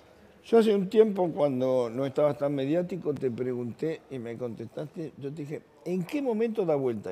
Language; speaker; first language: Spanish; native; Spanish